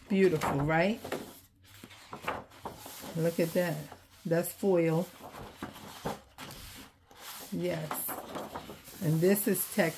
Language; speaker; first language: English; native; English